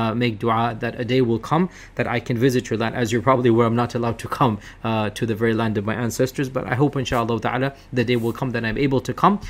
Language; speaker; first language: English; early bilingual, other home language; Urdu